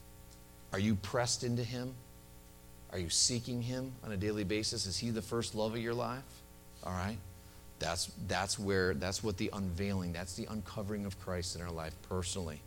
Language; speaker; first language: English; native; English